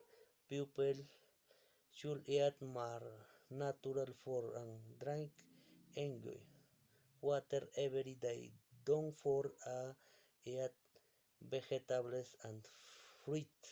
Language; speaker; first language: English; non-native, learner; Spanish